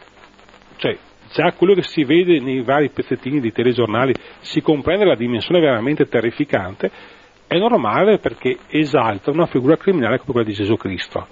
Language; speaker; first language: Italian; native; Italian